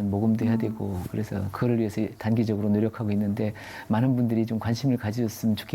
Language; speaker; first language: Korean; native; Korean